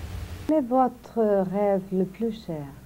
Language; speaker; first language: French; non-native, fluent; Portuguese